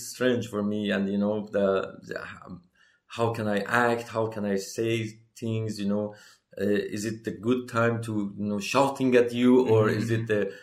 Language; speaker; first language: English; non-native, learner; Persian